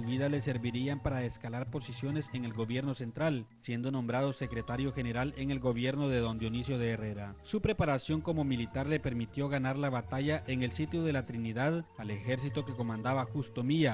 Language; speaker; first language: Spanish; native; Spanish